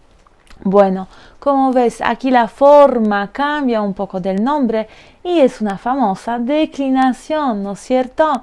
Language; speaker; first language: Spanish; non-native, fluent; Polish